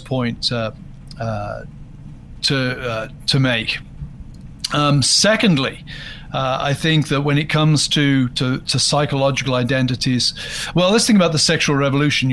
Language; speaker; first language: English; native; English